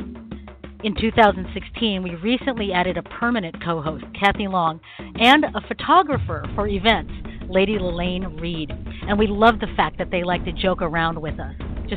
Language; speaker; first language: English; native; English